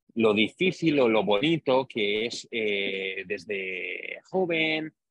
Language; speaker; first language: Spanish; non-native, fluent; Hungarian